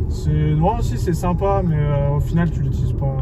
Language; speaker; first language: French; native; French